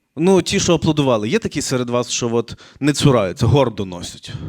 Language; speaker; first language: Ukrainian; native; Ukrainian